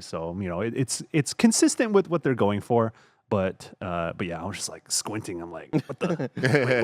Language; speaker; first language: English; native; English